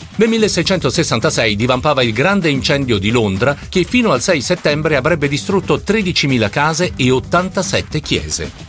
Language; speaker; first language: Italian; native; Italian